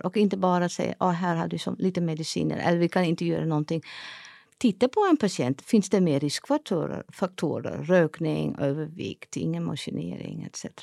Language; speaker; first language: Swedish; non-native, fluent; Dutch